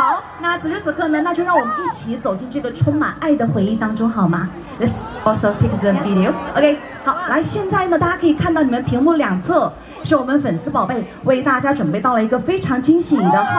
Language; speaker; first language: Chinese; native; Chinese